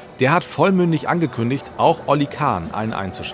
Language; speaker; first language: German; native; German